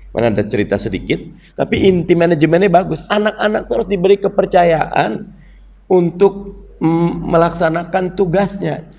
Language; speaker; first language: Indonesian; native; Indonesian